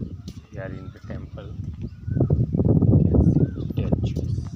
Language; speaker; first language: English; non-native, local second language; Gujarati